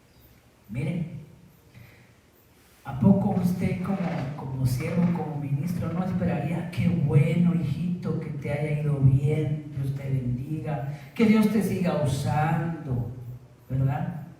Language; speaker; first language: Spanish; native; Spanish